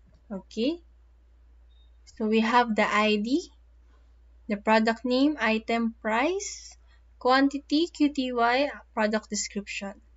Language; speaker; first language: English; non-native, local second language; Filipino